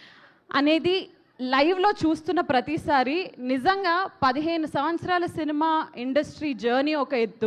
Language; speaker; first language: Telugu; native; Telugu